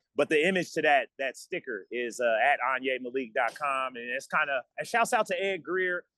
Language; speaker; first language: English; native; English